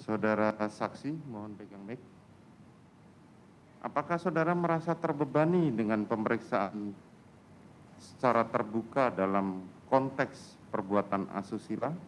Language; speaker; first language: Indonesian; native; Indonesian